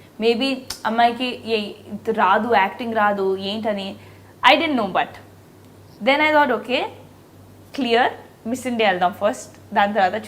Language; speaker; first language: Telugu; non-native, local second language; Hindi